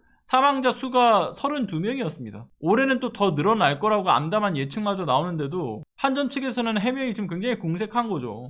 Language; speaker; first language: Korean; native; Korean